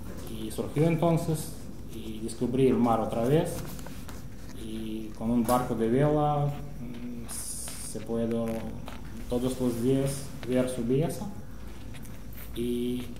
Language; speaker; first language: Spanish; non-native, fluent; Russian